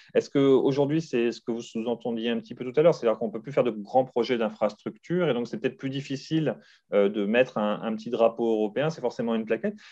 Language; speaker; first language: French; native; French